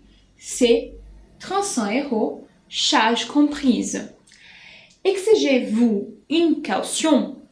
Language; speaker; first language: French; non-native, fluent; Portuguese